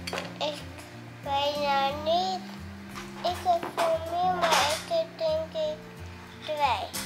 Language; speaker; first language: Dutch; early bilingual, other home language; Indonesian